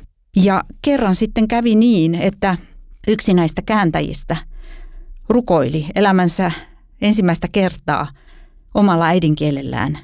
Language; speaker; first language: Finnish; native; Finnish